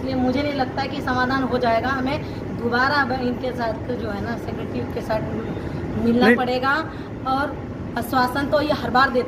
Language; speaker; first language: Hindi; native; Hindi